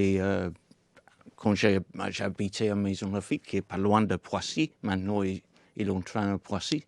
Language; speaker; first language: French; non-native, fluent; English